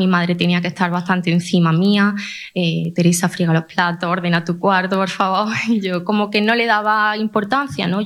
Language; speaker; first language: Spanish; native; Spanish